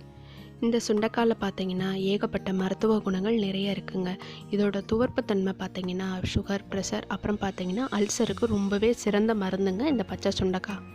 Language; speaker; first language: Tamil; native; Tamil